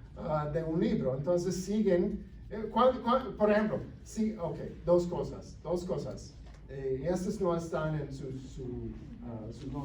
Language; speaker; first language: Spanish; non-native, fluent; English